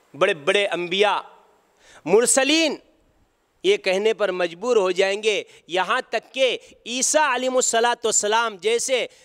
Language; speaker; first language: Urdu; native; Urdu